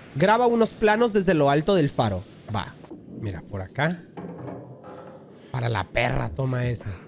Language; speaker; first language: Spanish; native; Spanish